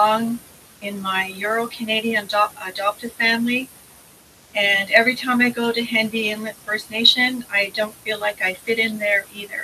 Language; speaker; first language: English; native; English